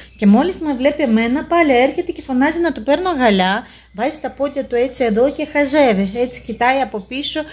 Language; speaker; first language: Greek; non-native, fluent; Russian